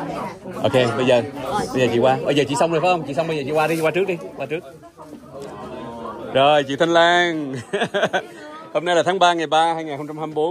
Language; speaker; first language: Vietnamese; early bilingual, heritage; Vietnamese